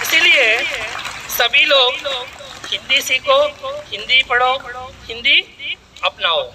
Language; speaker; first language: Hindi; non-native, fluent; Telugu